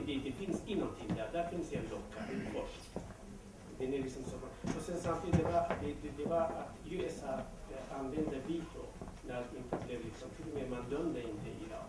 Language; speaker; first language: Swedish; non-native, local second language; Kurdish